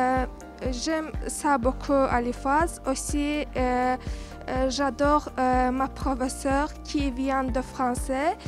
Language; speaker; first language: French; non-native, learner; Azerbaijani